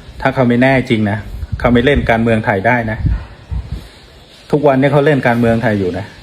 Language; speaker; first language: Thai; non-native, fluent; Khmer